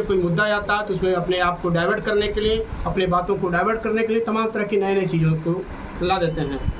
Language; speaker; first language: Hindi; native; Hindi